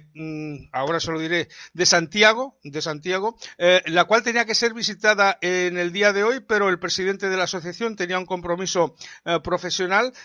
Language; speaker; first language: Spanish; native; Spanish